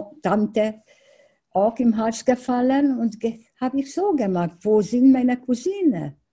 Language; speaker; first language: German; non-native, fluent; Hungarian